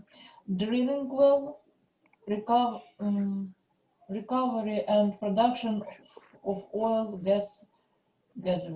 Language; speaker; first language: English; non-native, learner; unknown